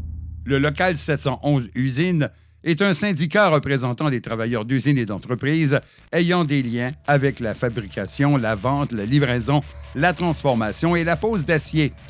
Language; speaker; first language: French; native; French